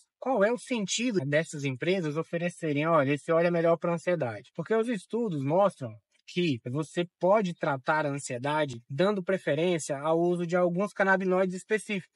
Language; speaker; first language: Portuguese; native; Portuguese